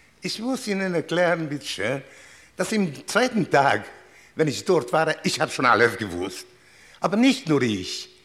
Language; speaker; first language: German; non-native, learner; Hungarian